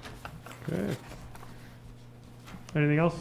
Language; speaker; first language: English; native; English